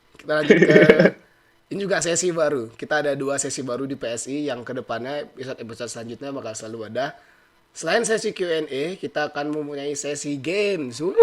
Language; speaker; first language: Indonesian; native; Indonesian